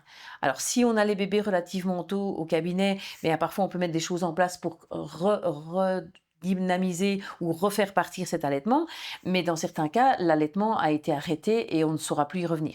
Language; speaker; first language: French; native; French